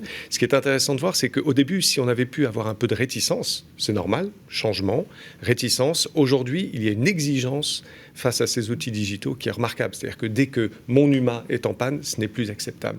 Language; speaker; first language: French; native; French